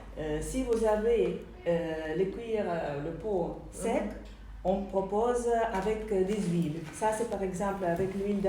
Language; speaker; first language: French; non-native, local second language; Arabic